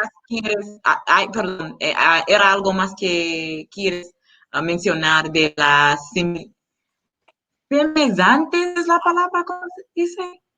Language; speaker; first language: Spanish; non-native, learner; English